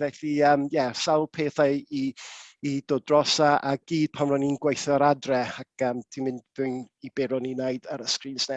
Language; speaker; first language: Welsh; non-native, local second language; English